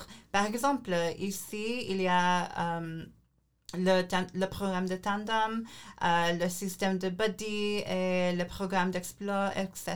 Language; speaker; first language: French; non-native, learner; English